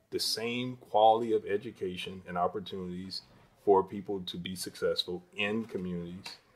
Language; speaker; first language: English; native; English